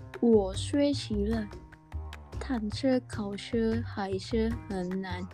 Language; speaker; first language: Chinese; non-native, learner; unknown